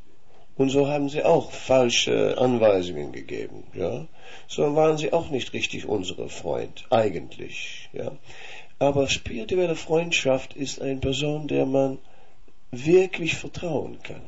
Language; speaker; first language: German; non-native, fluent; Dutch